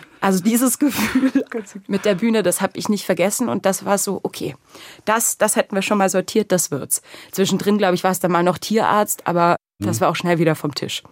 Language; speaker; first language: German; native; German